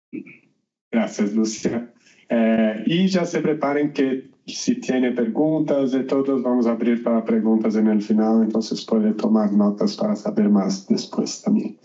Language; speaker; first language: Spanish; non-native, learner; Portuguese